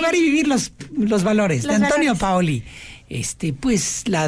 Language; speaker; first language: Spanish; native; Spanish